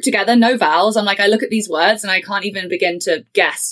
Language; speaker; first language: English; native; English